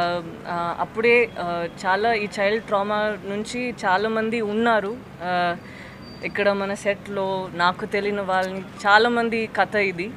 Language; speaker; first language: Telugu; non-native, fluent; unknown